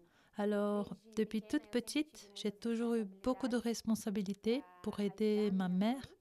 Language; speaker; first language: French; non-native, fluent; Portuguese